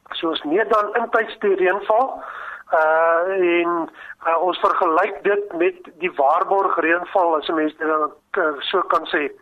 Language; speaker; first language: Afrikaans; native; Afrikaans